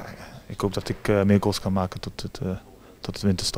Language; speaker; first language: Dutch; early bilingual, heritage; Japanese